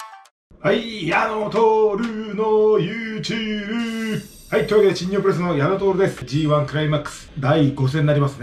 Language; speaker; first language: Japanese; native; Japanese